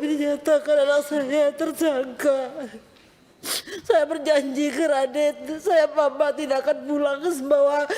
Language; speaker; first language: Indonesian; non-native, local second language; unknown